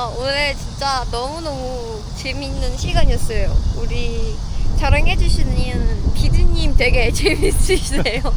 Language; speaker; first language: Korean; non-native, fluent; Uzbek